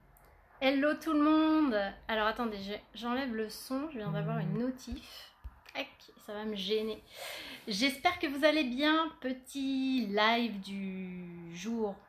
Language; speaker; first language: French; native; French